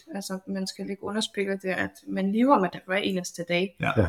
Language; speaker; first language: Danish; non-native, fluent; Polish